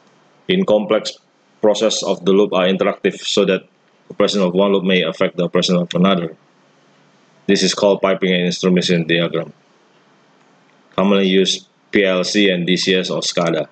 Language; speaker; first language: English; non-native, fluent; Indonesian